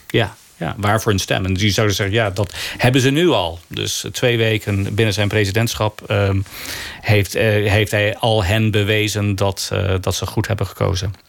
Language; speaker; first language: Dutch; non-native, fluent; English